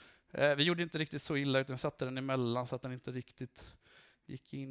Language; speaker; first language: Swedish; native; Swedish